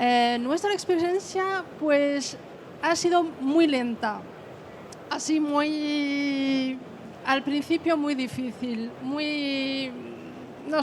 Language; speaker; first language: Spanish; non-native, fluent; French